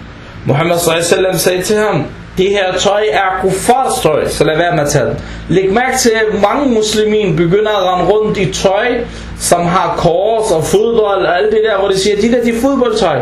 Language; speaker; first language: Danish; non-native, fluent; Arabic